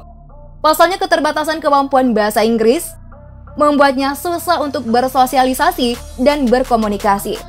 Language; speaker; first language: Indonesian; native; Indonesian